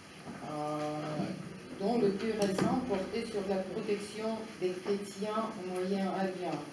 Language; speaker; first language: French; non-native, fluent; Russian